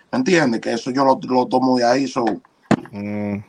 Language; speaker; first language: Spanish; native; Spanish